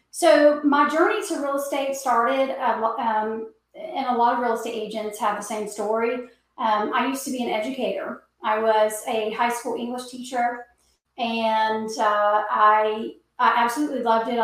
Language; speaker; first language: English; native; English